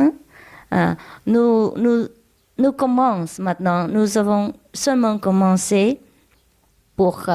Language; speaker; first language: French; non-native, learner; Vietnamese